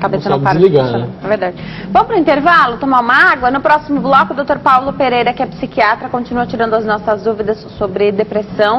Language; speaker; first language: Portuguese; native; Portuguese